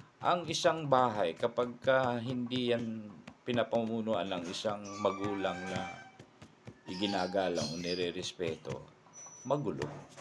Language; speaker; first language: Filipino; non-native, local second language; Cebuano